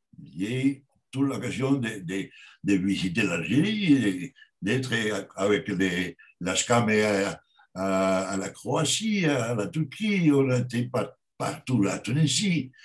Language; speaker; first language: French; non-native, learner; Spanish